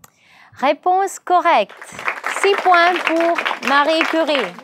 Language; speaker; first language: French; non-native, learner; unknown